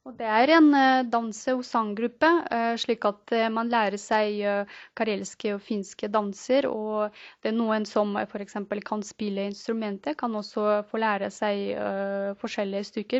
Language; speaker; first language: Norwegian; non-native, fluent; Russian